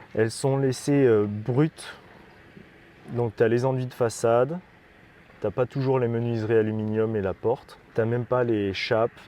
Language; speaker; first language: French; native; French